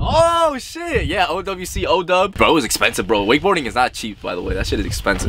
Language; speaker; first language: English; early bilingual, other home language; Spanish